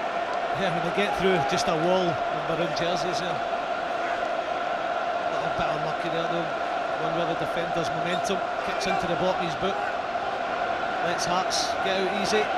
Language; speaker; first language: English; native; English